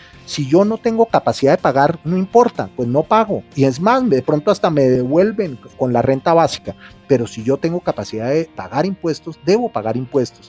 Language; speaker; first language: Spanish; native; Spanish